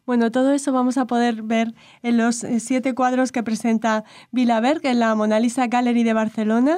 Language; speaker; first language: Spanish; native; Spanish